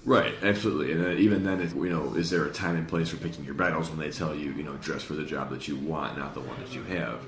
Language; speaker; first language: English; native; English